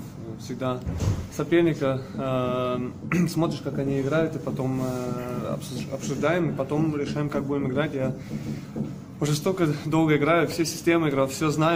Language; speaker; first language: Russian; non-native, learner; German